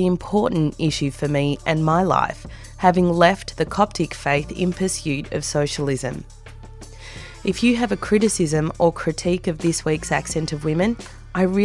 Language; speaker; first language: English; native; English